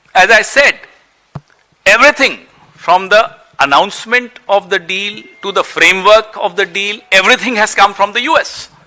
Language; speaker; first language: English; non-native, local second language; Hindi